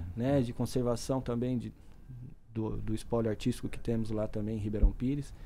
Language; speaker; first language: Portuguese; native; Portuguese